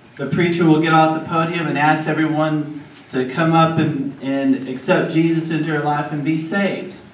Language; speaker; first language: English; native; English